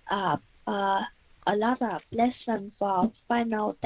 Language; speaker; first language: English; non-native, learner; Vietnamese